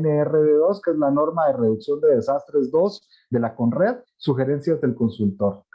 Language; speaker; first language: Spanish; native; Spanish